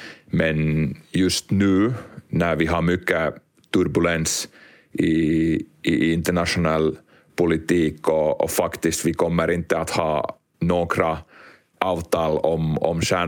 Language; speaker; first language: Swedish; non-native, local second language; Finnish